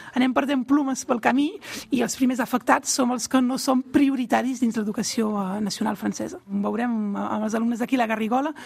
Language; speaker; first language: Catalan; non-native, local second language; French